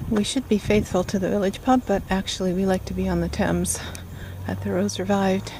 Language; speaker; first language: English; native; English